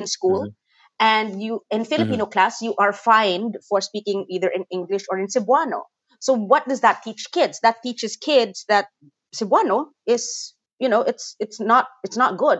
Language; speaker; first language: English; non-native, local second language; Cebuano